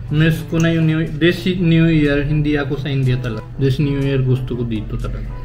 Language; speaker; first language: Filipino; non-native, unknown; Punjabi